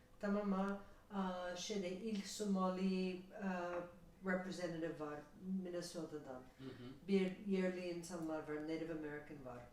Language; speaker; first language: Turkish; non-native, learner; English